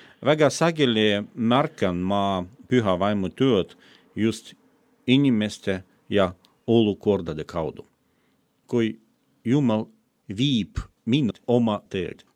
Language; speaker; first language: Estonian; non-native, fluent; Russian